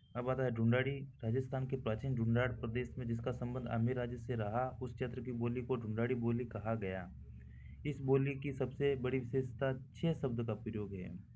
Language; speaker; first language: Hindi; native; Hindi